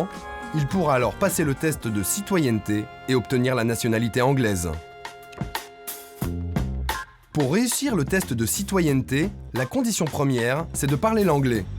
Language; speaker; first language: French; native; French